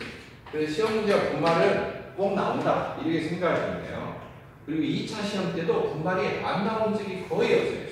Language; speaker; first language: Korean; native; Korean